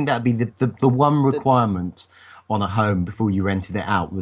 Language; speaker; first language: English; native; English